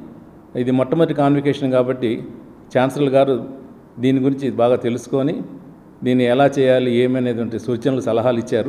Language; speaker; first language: Telugu; native; Telugu